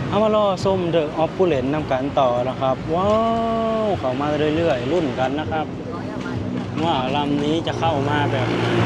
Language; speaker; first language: Thai; non-native, local second language; Lao